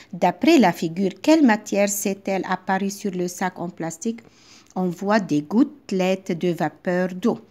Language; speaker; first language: French; non-native, local second language; Arabic